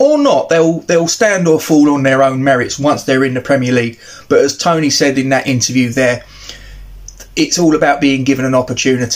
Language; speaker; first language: English; native; English